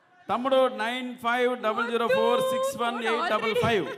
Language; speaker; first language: Telugu; native; Telugu